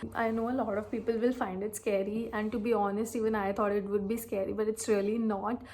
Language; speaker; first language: Hindi; native; Hindi